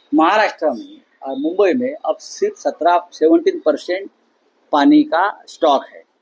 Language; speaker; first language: Hindi; non-native, local second language; Marathi